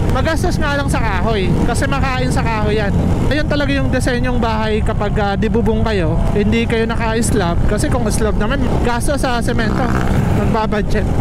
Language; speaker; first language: Filipino; non-native, local second language; Bikol